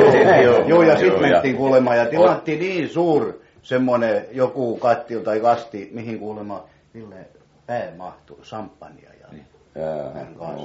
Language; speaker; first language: Finnish; native; Finnish